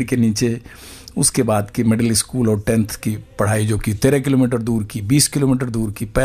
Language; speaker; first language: Hindi; native; Hindi